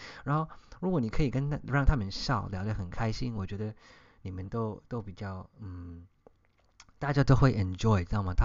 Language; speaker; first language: Chinese; early bilingual, heritage; English